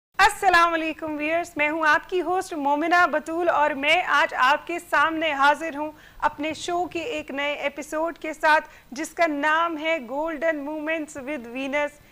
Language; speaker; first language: Urdu; native; Urdu